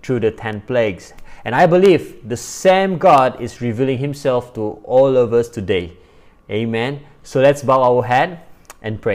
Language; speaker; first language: English; non-native, local second language; Malay